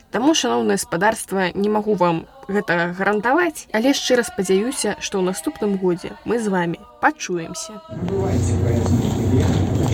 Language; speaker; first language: Belarusian; non-native, local second language; Russian